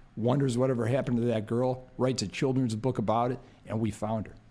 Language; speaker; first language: English; native; English